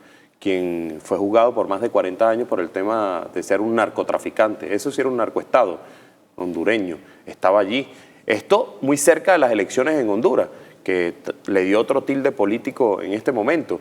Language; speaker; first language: Spanish; native; Spanish